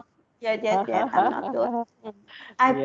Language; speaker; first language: English; non-native, learner; Vietnamese